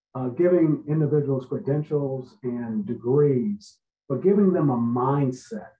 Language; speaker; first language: English; native; English